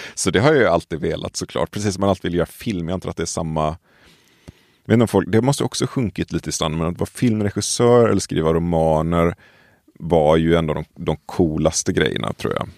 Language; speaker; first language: Swedish; native; Swedish